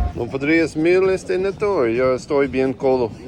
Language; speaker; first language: Spanish; early bilingual, heritage; English